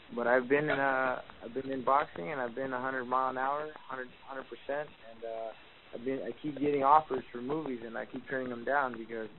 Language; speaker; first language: English; early bilingual, other home language; Spanish